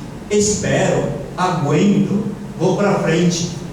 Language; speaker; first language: Portuguese; non-native, fluent; Italian